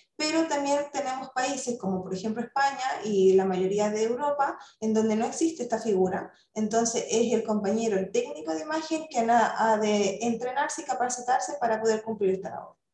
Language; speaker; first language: Spanish; native; Spanish